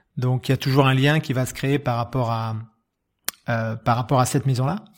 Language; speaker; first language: French; native; French